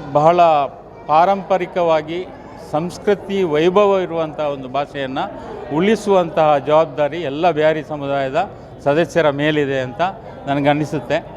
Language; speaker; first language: Kannada; non-native, local second language; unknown